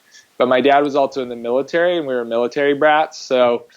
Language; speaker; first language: English; native; English